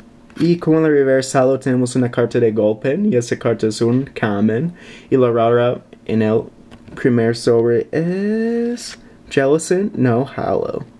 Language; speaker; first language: Spanish; non-native, learner; English